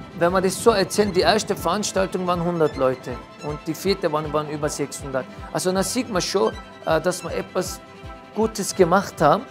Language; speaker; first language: German; non-native, fluent; Turkish